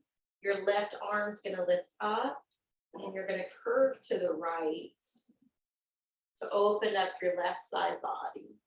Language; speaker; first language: English; native; English